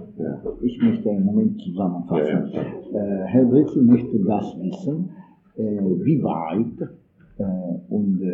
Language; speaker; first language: German; non-native, fluent; Italian